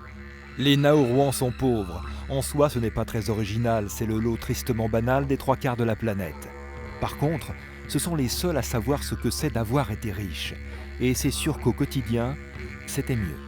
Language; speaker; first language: French; native; French